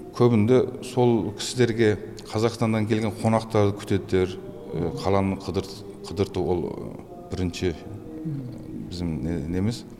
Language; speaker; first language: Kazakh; early bilingual, heritage; Kazakh